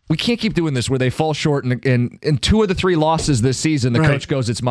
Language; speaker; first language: English; native; English